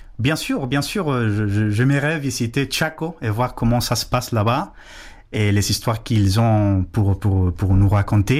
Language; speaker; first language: French; non-native, fluent; Spanish